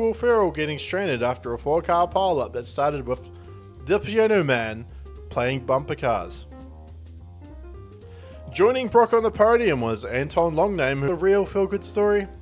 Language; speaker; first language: English; native; English